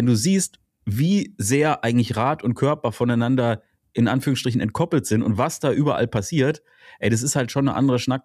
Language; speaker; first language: German; native; German